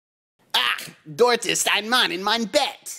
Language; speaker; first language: German; non-native, learner; English